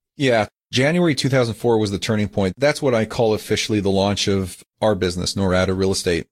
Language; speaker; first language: English; native; English